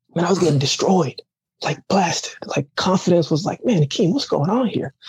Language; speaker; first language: English; early bilingual, other home language; Jamaican Creole English